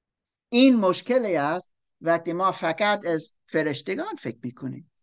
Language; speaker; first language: Persian; non-native, learner; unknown